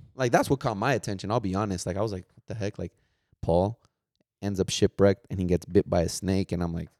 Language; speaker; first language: English; early bilingual, other home language; Spanish